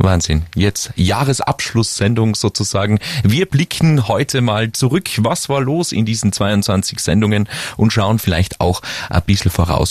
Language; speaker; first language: German; native; German